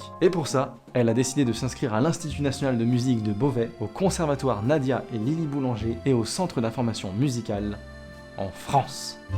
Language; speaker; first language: French; native; French